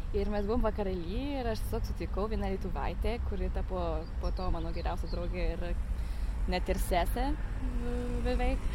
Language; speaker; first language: Lithuanian; non-native, fluent; French